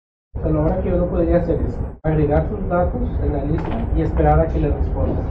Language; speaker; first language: Spanish; native; Spanish